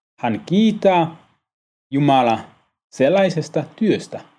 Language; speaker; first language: Finnish; non-native, learner; Swahili